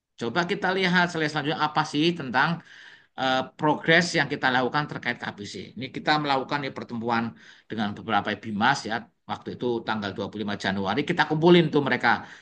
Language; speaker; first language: Indonesian; native; Indonesian